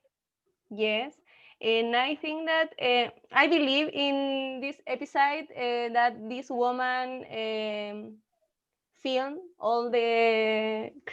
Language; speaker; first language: English; non-native, learner; Spanish